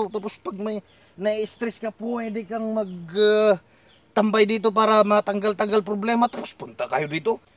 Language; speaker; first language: Filipino; non-native, local second language; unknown